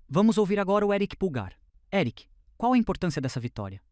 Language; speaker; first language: Portuguese; native; Portuguese